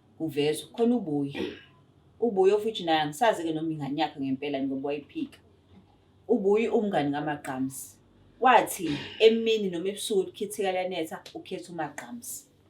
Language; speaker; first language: Zulu; native; Zulu